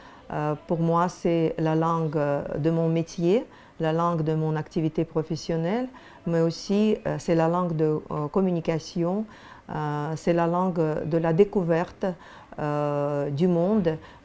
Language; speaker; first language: French; non-native, fluent; Russian